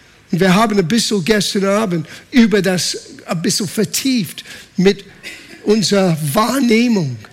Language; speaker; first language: German; non-native, fluent; English